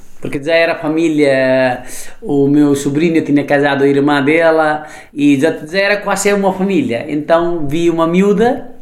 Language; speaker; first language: Portuguese; non-native, fluent; Nepali